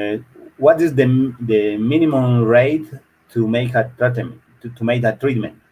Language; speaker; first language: English; non-native, learner; Spanish